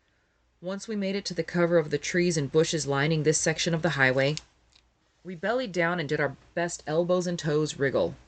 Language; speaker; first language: English; native; English